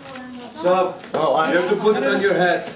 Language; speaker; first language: English; non-native, learner; Indonesian